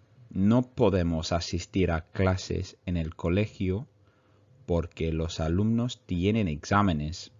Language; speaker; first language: Spanish; non-native, fluent; English